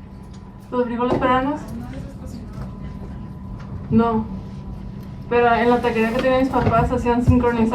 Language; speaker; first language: Spanish; early bilingual, other home language; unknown